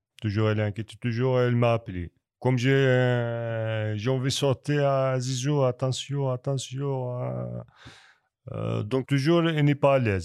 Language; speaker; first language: French; non-native, learner; Kabyle